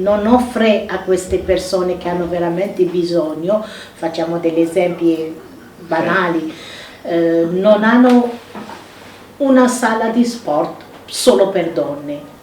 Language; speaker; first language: Italian; non-native, fluent; Arabic